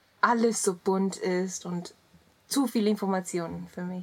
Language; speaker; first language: German; non-native, learner; Japanese